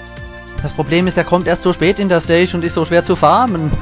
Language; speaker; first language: German; native; German